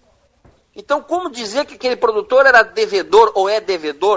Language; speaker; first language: Portuguese; native; Portuguese